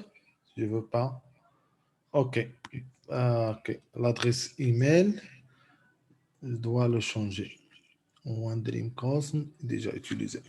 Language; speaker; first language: French; non-native, local second language; Arabic